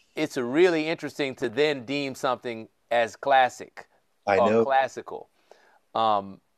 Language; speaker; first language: English; native; English